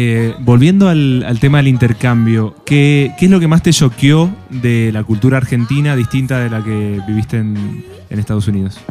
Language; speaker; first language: Spanish; native; Spanish